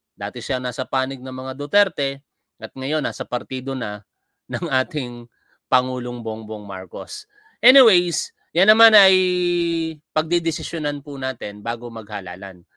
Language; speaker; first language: Filipino; native; Filipino